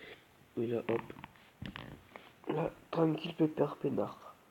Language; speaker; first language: French; native; French